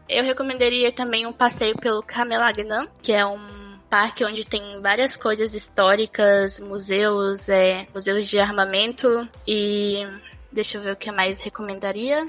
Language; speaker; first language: Portuguese; native; Portuguese